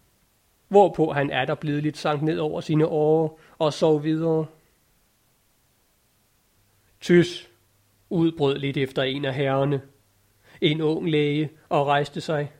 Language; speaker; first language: Danish; native; Danish